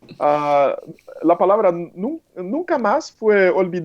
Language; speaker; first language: Spanish; non-native, fluent; Portuguese